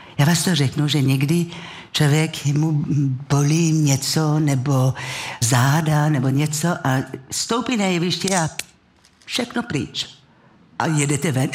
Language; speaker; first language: Czech; non-native, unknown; French